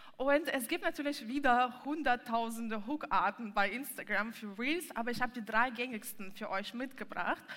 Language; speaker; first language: German; non-native, fluent; Russian